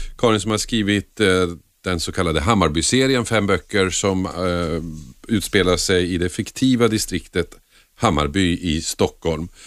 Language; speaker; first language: Swedish; native; Swedish